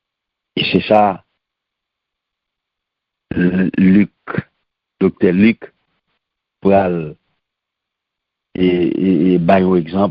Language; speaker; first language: French; non-native, local second language; Haitian Creole